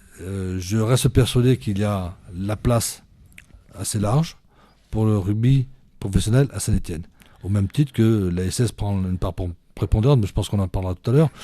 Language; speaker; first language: French; native; French